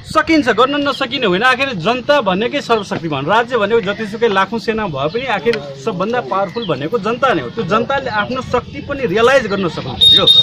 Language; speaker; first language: Nepali; non-native, local second language; Maithili